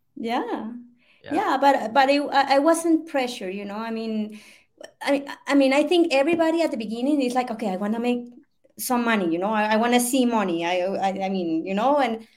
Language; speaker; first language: English; non-native, fluent; Spanish